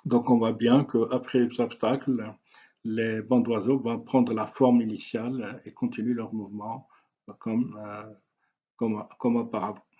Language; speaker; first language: French; non-native, local second language; Arabic